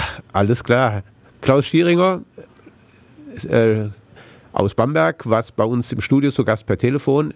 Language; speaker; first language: German; native; German